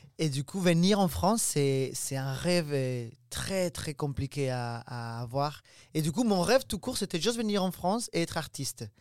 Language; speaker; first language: French; non-native, fluent; Spanish